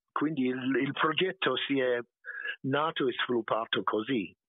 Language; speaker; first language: Italian; non-native, fluent; English